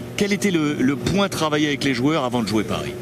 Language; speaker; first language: French; native; French